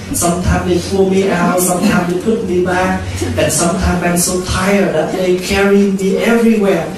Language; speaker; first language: English; non-native, fluent; Vietnamese